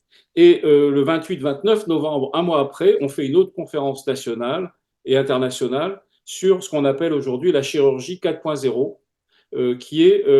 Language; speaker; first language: French; native; French